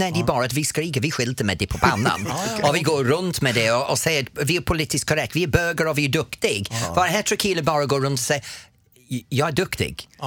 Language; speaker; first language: Swedish; non-native, fluent; English